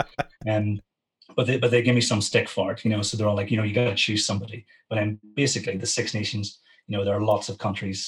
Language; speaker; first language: English; native; English